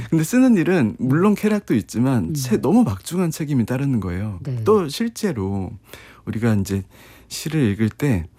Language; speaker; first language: Korean; native; Korean